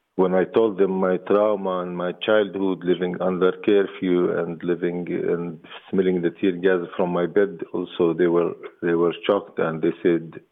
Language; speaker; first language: English; non-native, fluent; Arabic